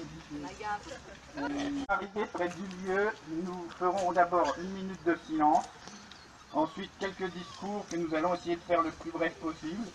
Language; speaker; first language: French; native; French